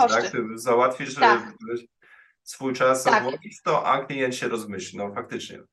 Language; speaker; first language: Polish; native; Polish